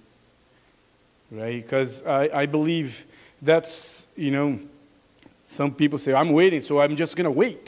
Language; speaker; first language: English; non-native, learner; Portuguese